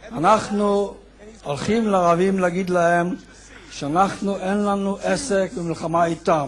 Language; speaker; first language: Hebrew; non-native, fluent; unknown